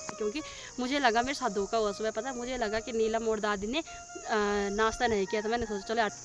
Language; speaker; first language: Hindi; non-native, local second language; Garhwali